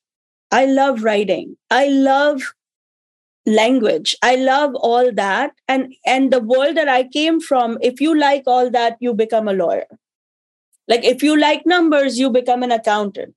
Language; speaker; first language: English; non-native, local second language; Hindi